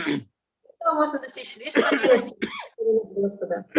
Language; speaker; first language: Russian; native; Russian